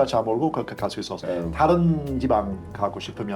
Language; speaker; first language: Korean; non-native, fluent; English